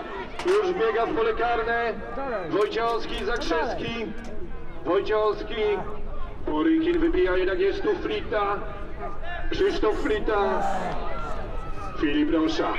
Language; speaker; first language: Polish; native; Polish